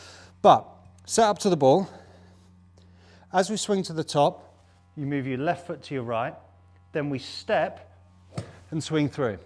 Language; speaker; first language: English; native; English